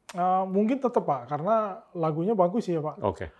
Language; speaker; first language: Indonesian; native; Indonesian